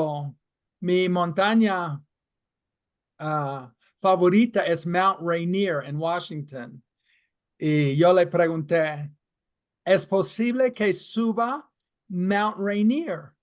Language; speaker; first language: Spanish; non-native, fluent; English